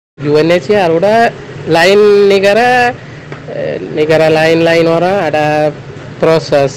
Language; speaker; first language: Indonesian; non-native, learner; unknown